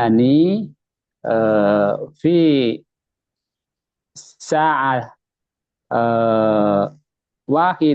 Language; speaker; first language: Arabic; non-native, learner; Indonesian